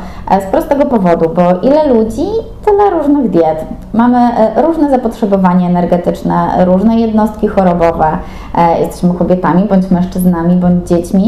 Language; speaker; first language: Polish; native; Polish